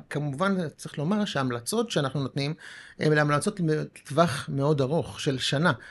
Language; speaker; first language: Hebrew; native; Hebrew